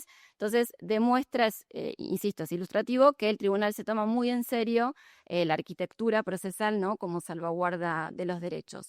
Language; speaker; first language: Spanish; native; Spanish